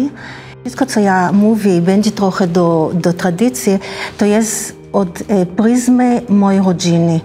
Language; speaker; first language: Polish; early bilingual, heritage; Hebrew